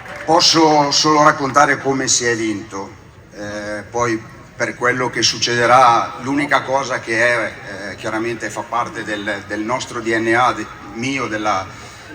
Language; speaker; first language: Italian; native; Italian